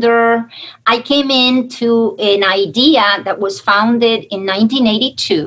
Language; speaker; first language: English; non-native, fluent; Spanish